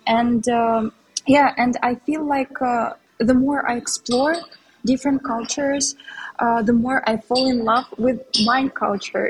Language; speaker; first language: English; non-native, fluent; Tatar